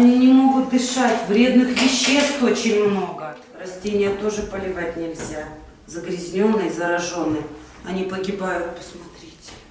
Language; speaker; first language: Russian; native; Russian